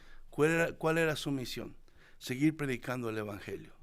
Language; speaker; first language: Spanish; native; Spanish